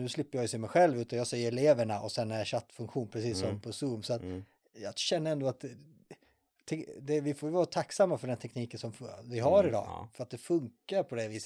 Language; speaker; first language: Swedish; native; Swedish